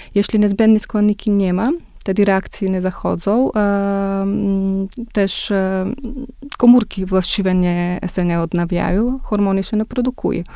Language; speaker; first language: Polish; non-native, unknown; Macedonian